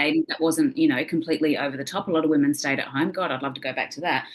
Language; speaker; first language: English; native; English